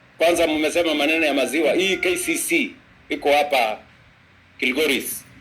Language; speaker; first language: Swahili; non-native, local second language; Kalenjin